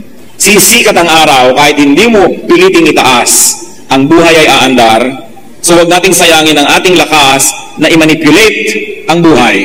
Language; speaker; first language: Filipino; native; Filipino